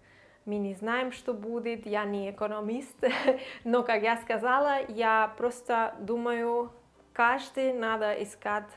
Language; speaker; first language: Russian; non-native, learner; Catalan